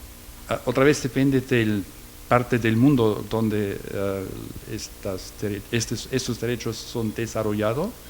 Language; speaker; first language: Spanish; non-native, learner; German